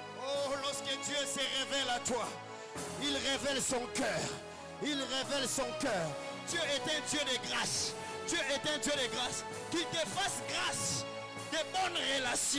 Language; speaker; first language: French; non-native, local second language; Lingala